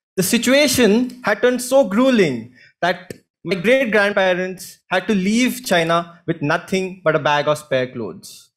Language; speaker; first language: English; non-native, local second language; Hindi